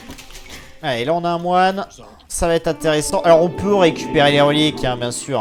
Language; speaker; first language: French; native; French